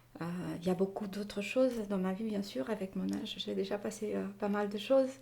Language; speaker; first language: French; non-native, fluent; Portuguese